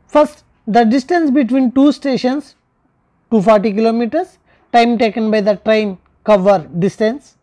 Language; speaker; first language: English; non-native, local second language; Telugu